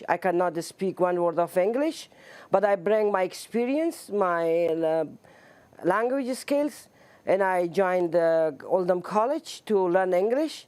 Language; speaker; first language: English; non-native, learner; Persian